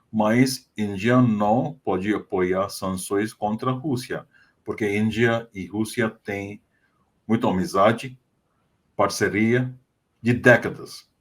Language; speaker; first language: Portuguese; non-native, fluent; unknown